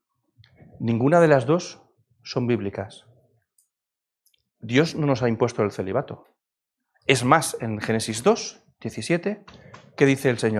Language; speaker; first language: Spanish; native; Spanish